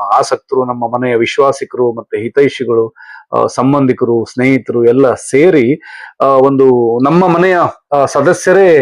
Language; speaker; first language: Kannada; native; Kannada